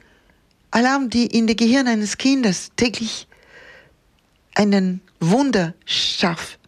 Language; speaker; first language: German; non-native, fluent; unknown